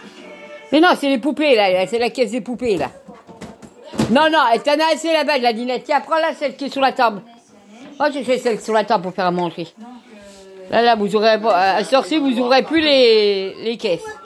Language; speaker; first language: French; native; French